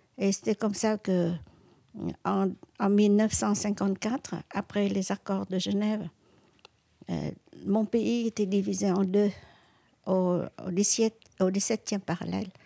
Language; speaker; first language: French; non-native, local second language; Vietnamese